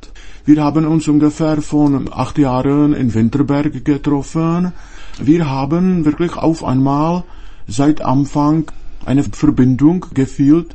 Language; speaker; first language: German; non-native, fluent; Czech